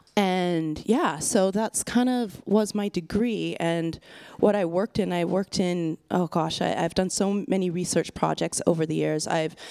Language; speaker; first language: English; native; English